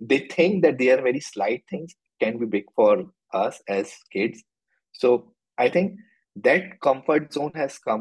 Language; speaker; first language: English; non-native, local second language; Hindi